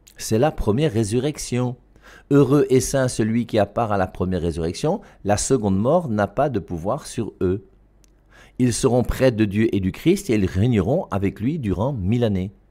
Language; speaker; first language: French; native; French